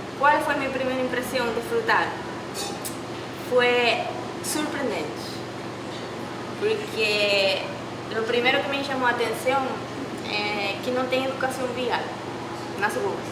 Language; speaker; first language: Portuguese; non-native, fluent; Spanish